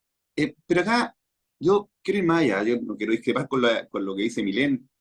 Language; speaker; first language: Spanish; native; Spanish